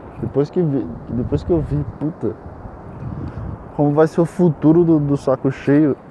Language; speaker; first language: Portuguese; native; Portuguese